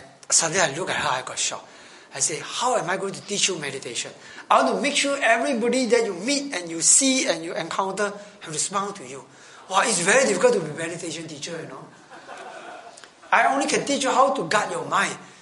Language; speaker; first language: English; non-native, local second language; Chinese